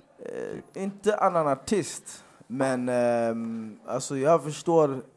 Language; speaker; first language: Swedish; native; Swedish